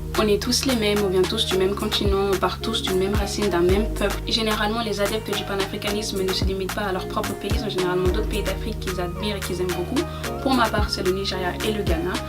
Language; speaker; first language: French; native; French